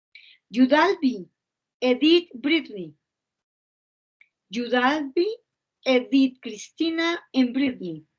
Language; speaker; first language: English; non-native, fluent; Spanish